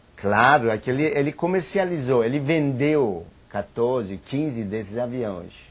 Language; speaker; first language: Portuguese; non-native, fluent; Persian